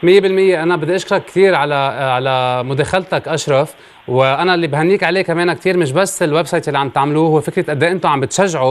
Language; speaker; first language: Arabic; native; Arabic